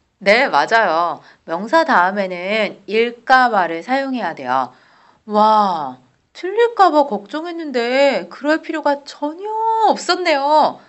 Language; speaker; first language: Korean; native; Korean